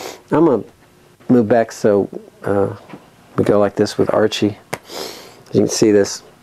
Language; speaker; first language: English; native; English